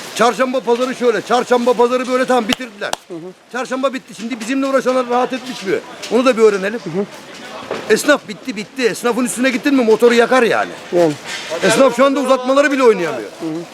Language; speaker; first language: Turkish; native; Turkish